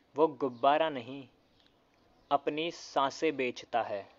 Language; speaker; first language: Hindi; native; Hindi